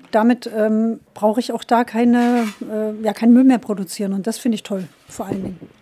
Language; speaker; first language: German; native; German